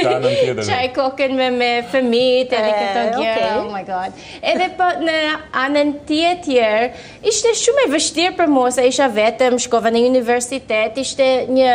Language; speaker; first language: Albanian; early bilingual, heritage; Albanian